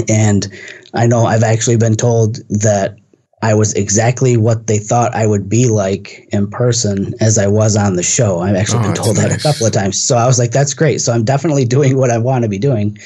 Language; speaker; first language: English; native; English